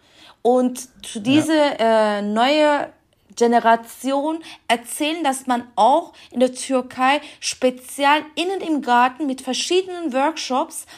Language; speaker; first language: German; non-native, fluent; Turkish